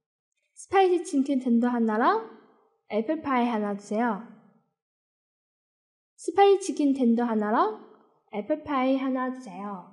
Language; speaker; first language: Korean; non-native, fluent; Chinese